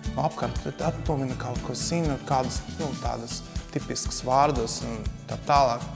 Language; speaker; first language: Latvian; non-native, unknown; Russian